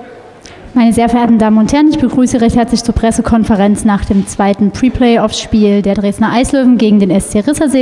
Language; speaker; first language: German; native; German